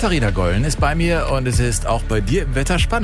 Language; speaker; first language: German; native; German